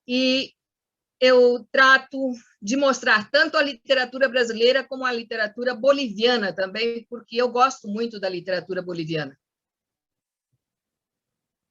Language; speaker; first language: Portuguese; non-native, fluent; Spanish